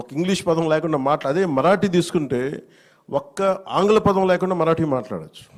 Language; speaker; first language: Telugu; native; Telugu